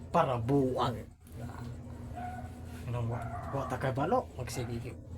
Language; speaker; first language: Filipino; non-native, local second language; Cebuano